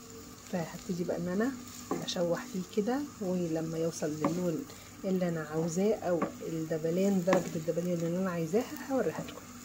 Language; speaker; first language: Arabic; native; Arabic